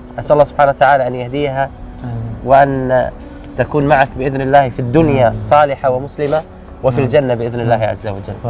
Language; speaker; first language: Arabic; native; Arabic